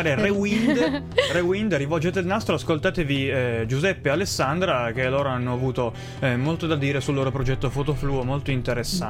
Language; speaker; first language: Italian; native; Italian